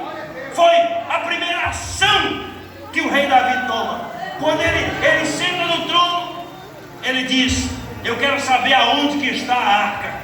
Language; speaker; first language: Portuguese; native; Portuguese